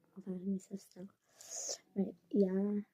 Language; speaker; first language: Dutch; non-native, learner; Afrikaans